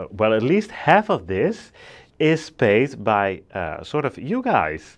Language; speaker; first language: English; non-native, fluent; Dutch